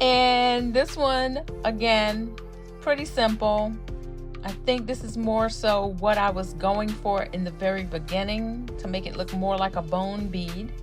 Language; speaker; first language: English; native; English